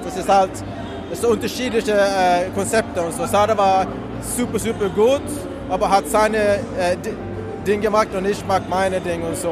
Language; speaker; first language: German; non-native, fluent; Swedish